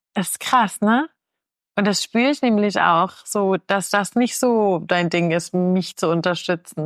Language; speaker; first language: German; native; German